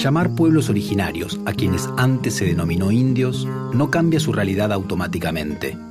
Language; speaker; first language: Spanish; native; Spanish